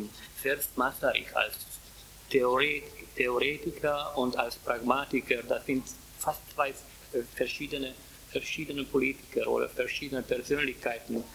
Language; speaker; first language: German; non-native, fluent; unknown